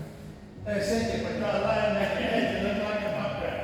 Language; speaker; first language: English; native; English